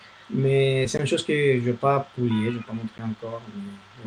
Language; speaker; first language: French; non-native, fluent; Spanish